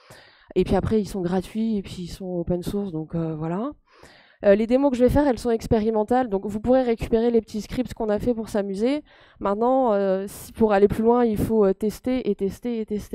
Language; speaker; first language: French; native; French